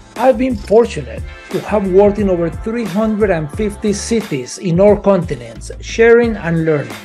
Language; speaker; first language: English; non-native, fluent; Spanish